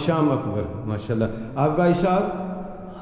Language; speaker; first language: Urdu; non-native, local second language; Punjabi